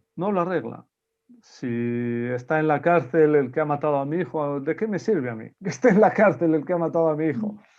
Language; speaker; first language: Spanish; native; Spanish